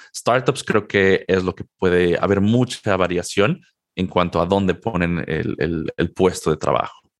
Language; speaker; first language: Spanish; native; Spanish